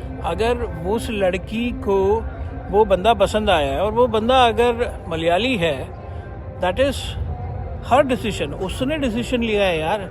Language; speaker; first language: Hindi; non-native, local second language; Malayalam